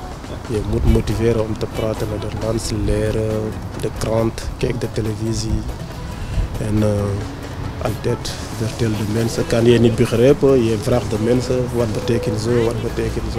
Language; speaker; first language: Dutch; non-native, learner; Wolof